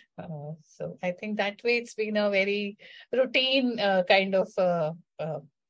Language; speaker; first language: English; non-native, local second language; Hindi